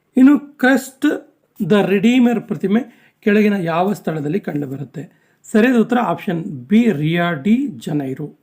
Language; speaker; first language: Kannada; native; Kannada